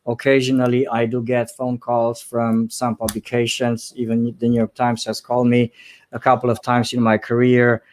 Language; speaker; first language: English; non-native, fluent; Romanian